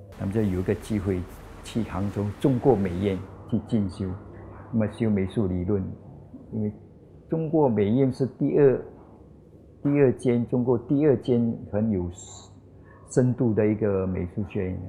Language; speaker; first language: Chinese; native; Chinese